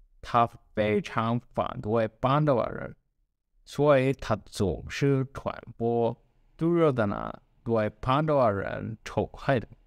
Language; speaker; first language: Chinese; non-native, learner; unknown